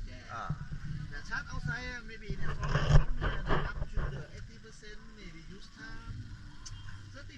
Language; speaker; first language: English; non-native, learner; Thai